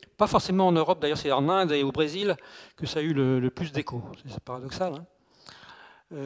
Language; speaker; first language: French; native; French